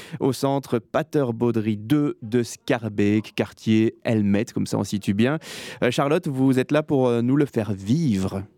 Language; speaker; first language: French; native; French